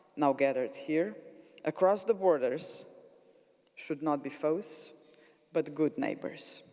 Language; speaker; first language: English; non-native, fluent; Slovenian